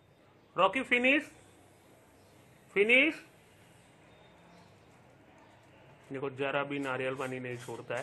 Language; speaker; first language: Hindi; native; Hindi